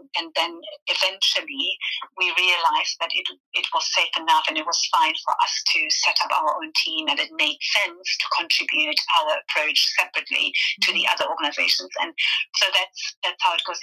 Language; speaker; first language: English; non-native, fluent; German